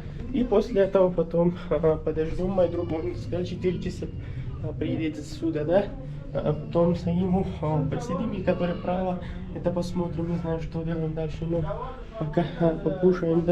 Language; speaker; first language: Russian; non-native, learner; Pashto